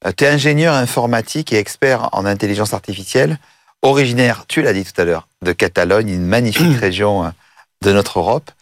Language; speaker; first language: French; native; French